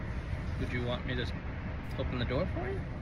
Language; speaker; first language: English; native; English